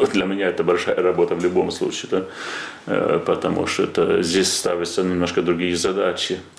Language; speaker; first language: Russian; non-native, fluent; Swedish